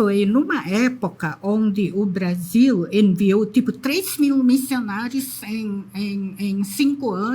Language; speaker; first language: Portuguese; non-native, fluent; Indonesian